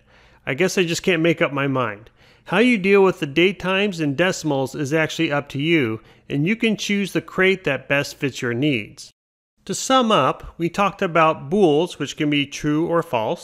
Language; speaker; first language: English; native; English